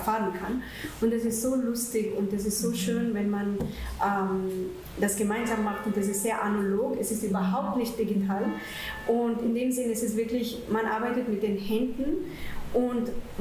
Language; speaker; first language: German; non-native, fluent; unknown